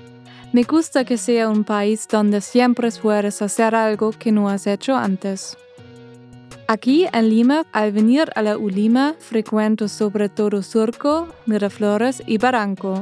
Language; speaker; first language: Spanish; non-native, fluent; German